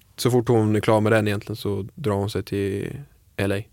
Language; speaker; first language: Swedish; native; Swedish